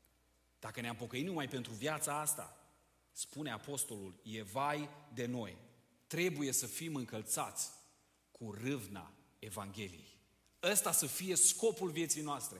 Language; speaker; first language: Romanian; native; Romanian